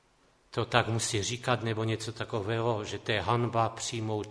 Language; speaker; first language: Czech; non-native, local second language; Polish